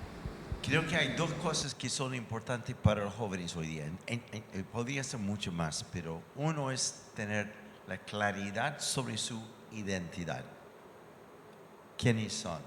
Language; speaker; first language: Spanish; non-native, fluent; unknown